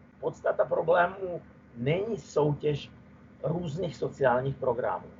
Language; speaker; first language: Czech; non-native, fluent; Russian